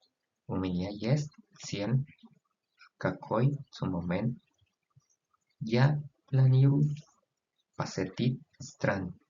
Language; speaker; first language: Russian; non-native, learner; Spanish